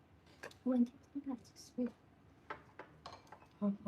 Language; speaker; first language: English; non-native, learner; Vietnamese